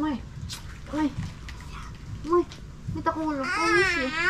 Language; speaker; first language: Finnish; non-native, learner; Filipino